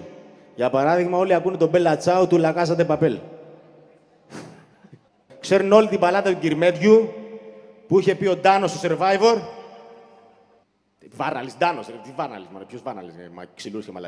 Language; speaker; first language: Greek; native; Greek